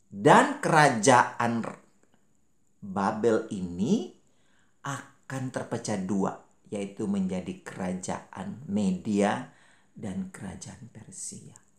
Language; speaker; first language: Malay; native; Malay